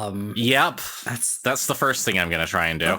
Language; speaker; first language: English; native; English